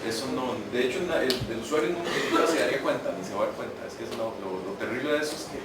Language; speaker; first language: Spanish; native; Spanish